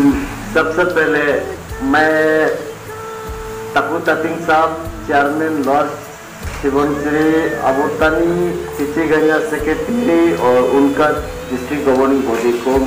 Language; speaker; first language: Hindi; non-native, local second language; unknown